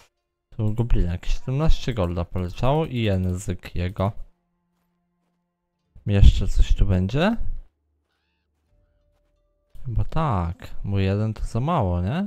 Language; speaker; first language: Polish; native; Polish